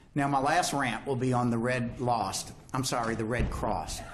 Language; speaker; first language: English; native; English